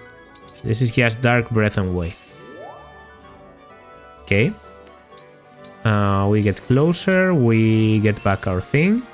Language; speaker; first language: English; non-native, fluent; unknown